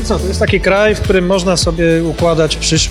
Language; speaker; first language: Polish; native; Polish